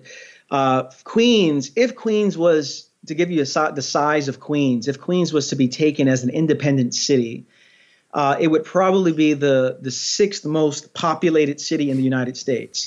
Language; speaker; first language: English; native; English